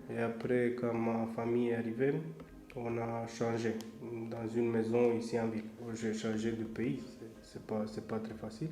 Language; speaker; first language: French; non-native, fluent; Romanian